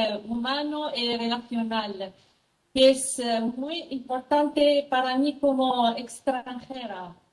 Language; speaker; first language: Spanish; non-native, fluent; French